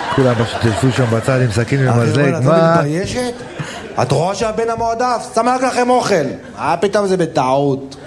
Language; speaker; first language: Hebrew; native; Hebrew